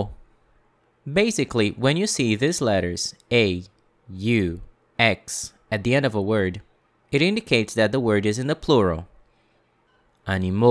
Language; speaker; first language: English; non-native, fluent; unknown